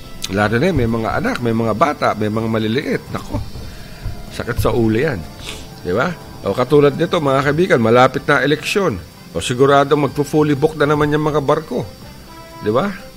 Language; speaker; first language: Filipino; non-native, local second language; Chavacano